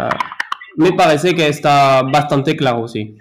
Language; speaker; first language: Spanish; non-native, learner; French